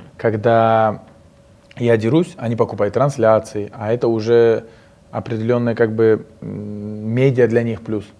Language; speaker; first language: Russian; non-native, local second language; Uzbek